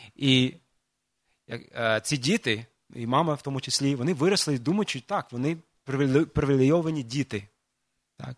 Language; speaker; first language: Ukrainian; non-native, fluent; English